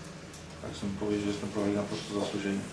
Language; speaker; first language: Polish; non-native, learner; Czech